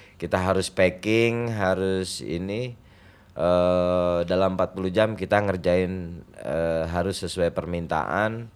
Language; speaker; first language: Indonesian; non-native, local second language; Javanese